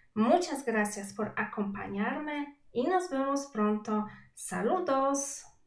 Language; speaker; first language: Spanish; non-native, fluent; Polish